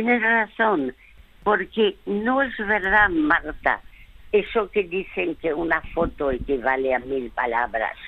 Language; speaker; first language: Spanish; early bilingual, other home language; French